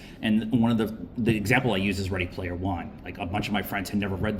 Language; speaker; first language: English; native; English